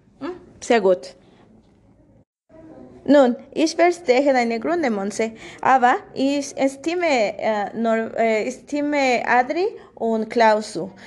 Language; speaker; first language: German; non-native, learner; Spanish